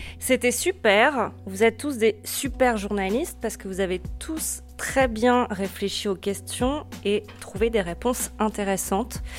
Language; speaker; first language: French; native; French